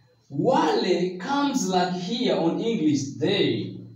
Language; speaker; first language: English; non-native, fluent; Swahili